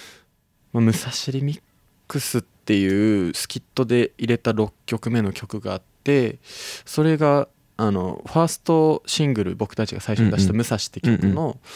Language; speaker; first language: Japanese; native; Japanese